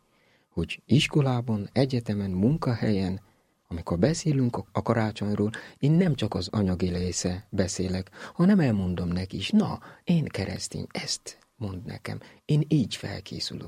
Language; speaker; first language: Hungarian; non-native, learner; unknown